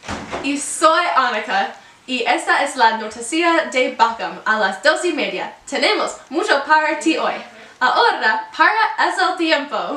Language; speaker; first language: Spanish; non-native, learner; English